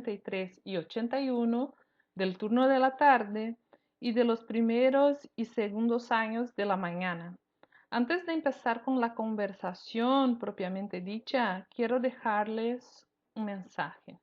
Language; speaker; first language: Spanish; non-native, fluent; Portuguese